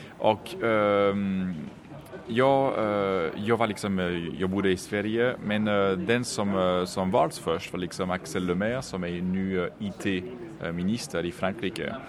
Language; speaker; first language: Swedish; non-native, fluent; French